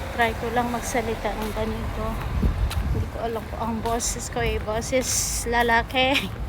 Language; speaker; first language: Filipino; native; Filipino